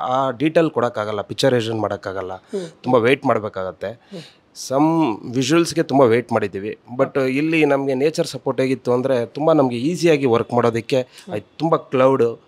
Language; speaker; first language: Kannada; native; Kannada